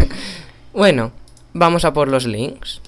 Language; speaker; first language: Spanish; native; Spanish